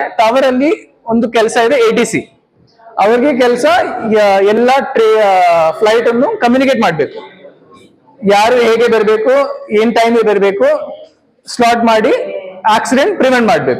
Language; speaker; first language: Kannada; non-native, learner; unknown